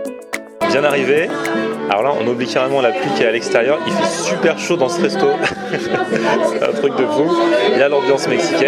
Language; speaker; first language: French; native; French